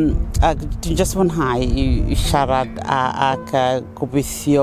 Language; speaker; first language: Welsh; non-native, fluent; Southern Sotho